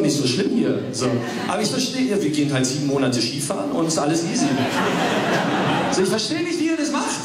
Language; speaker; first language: German; early bilingual, other home language; English